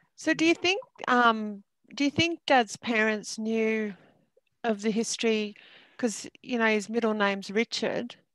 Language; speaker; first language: English; native; English